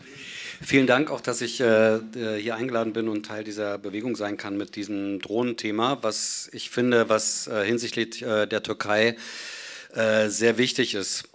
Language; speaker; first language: German; native; German